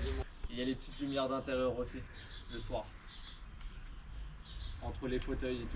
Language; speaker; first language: French; native; French